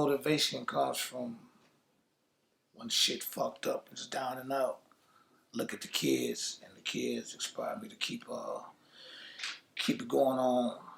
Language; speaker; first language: English; native; English